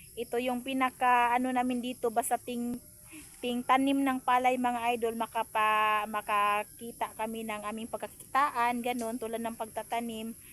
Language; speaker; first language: Filipino; non-native, local second language; Cebuano